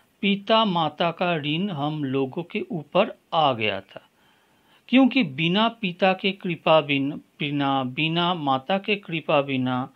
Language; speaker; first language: Hindi; non-native, local second language; Bangla